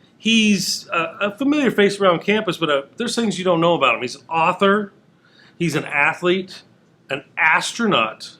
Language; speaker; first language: English; native; English